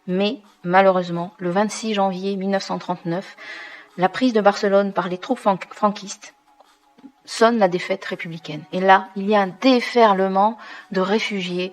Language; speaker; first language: French; native; French